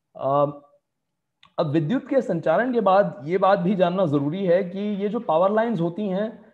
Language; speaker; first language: Hindi; native; Hindi